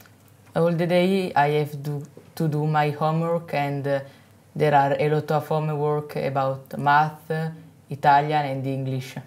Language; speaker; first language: English; non-native, learner; Italian